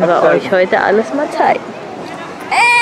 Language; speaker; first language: German; native; German